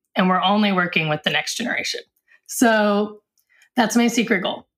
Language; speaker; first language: English; native; English